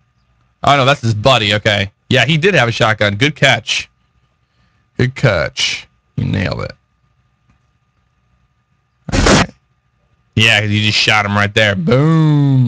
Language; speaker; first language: English; native; English